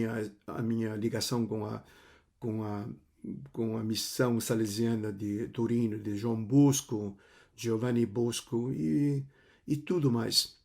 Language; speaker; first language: Portuguese; non-native, fluent; Cantonese